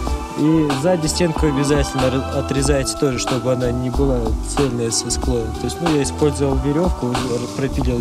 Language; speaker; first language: Russian; native; Russian